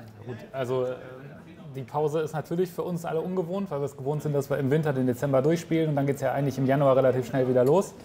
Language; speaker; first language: German; native; German